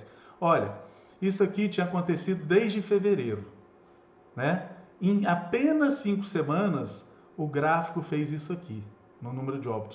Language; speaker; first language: Portuguese; native; Portuguese